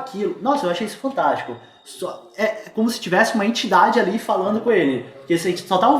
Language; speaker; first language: Portuguese; native; Portuguese